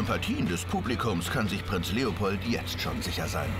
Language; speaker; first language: German; native; German